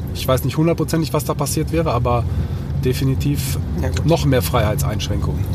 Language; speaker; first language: German; early bilingual, other home language; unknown